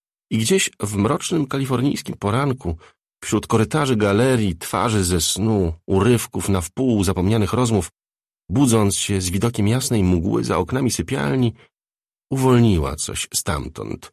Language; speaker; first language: Polish; native; Polish